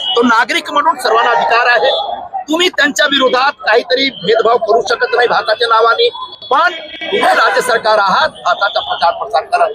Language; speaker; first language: Marathi; non-native, local second language; Hindi